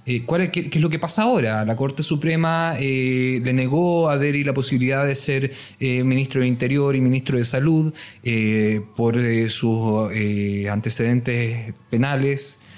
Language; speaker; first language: Spanish; native; Spanish